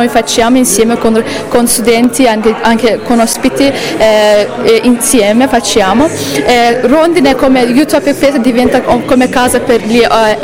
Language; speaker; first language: Italian; non-native, learner; Azerbaijani